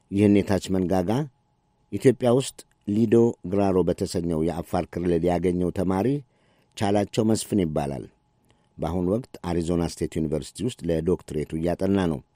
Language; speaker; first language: Amharic; native; Amharic